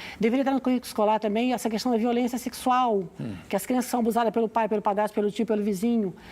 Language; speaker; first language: Portuguese; native; Portuguese